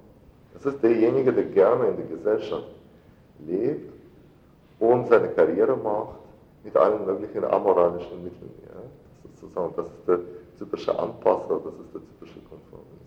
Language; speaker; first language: German; non-native, fluent; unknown